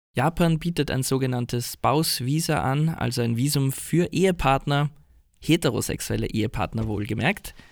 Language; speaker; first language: German; native; German